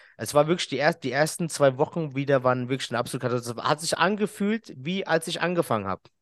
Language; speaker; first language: German; early bilingual, other home language; Arabic